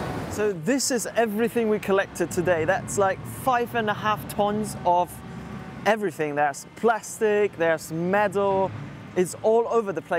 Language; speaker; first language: English; non-native, fluent; German